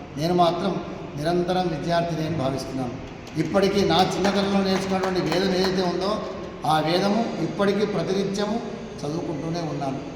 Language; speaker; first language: Telugu; native; Telugu